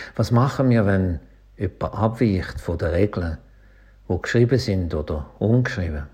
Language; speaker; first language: German; native; German